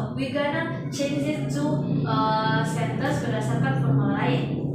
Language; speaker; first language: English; non-native, learner; Indonesian